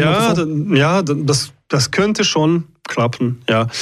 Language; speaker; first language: German; non-native, local second language; French